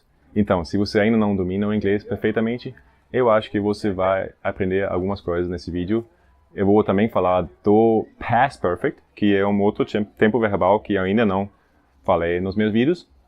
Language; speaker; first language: Portuguese; non-native, fluent; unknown